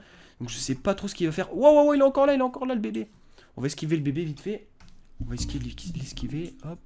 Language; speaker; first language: French; native; French